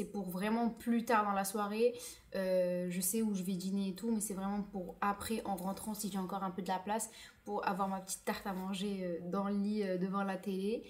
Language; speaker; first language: French; native; French